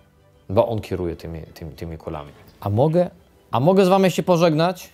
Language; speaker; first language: Polish; non-native, fluent; Ukrainian